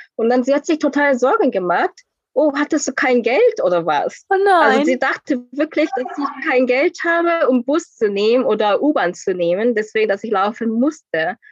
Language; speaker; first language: German; non-native, fluent; Korean